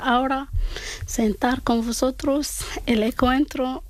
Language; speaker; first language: Spanish; non-native, learner; Arabic